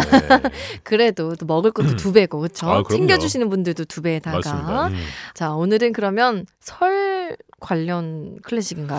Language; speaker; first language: Korean; native; Korean